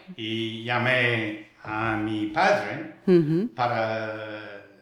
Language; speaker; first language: Spanish; non-native, fluent; English